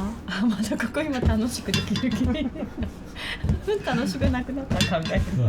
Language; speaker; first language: Japanese; native; Japanese